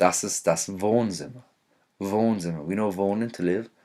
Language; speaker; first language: German; non-native, fluent; English